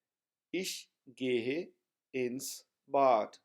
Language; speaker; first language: German; non-native, fluent; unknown